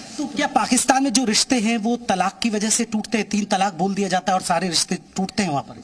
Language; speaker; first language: Hindi; native; Hindi